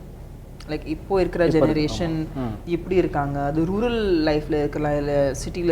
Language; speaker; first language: Tamil; non-native, fluent; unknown